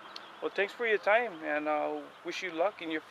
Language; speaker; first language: English; native; English